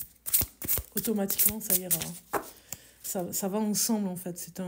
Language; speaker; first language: French; native; French